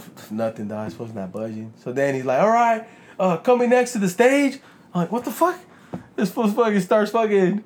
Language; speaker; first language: English; early bilingual, other home language; Spanish